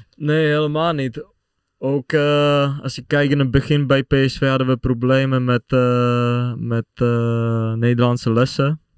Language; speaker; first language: Dutch; non-native, fluent; Czech